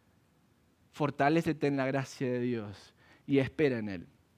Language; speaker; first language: Spanish; native; Spanish